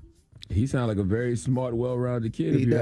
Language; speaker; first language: English; native; English